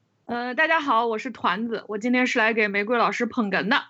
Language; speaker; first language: Chinese; native; Chinese